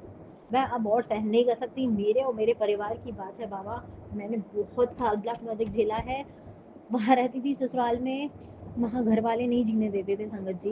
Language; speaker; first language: Hindi; native; Hindi